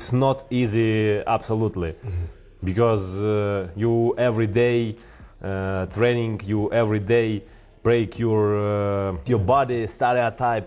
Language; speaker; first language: English; non-native, learner; Ukrainian